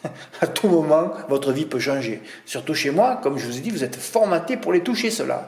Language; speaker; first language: French; native; French